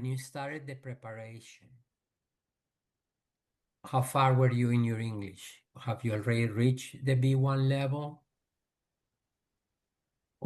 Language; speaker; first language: English; non-native, fluent; Spanish